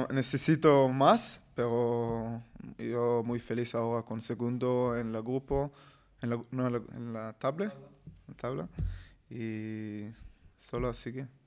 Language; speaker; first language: Spanish; non-native, learner; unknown